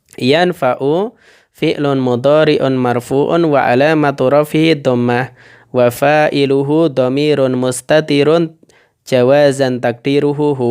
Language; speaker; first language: Arabic; non-native, fluent; Indonesian